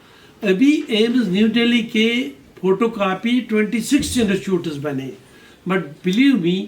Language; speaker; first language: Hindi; non-native, local second language; Kashmiri